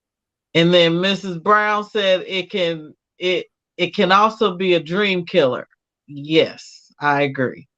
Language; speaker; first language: English; native; English